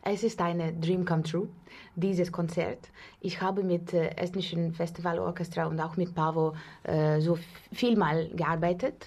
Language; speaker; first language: German; non-native, learner; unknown